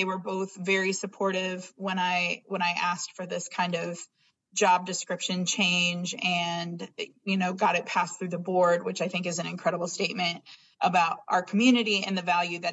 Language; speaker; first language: English; native; English